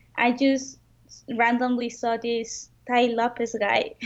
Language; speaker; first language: English; non-native, fluent; Spanish